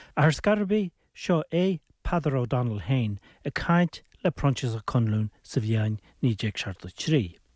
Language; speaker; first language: Irish; native; Irish